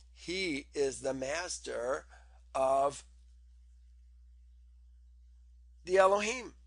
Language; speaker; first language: English; native; English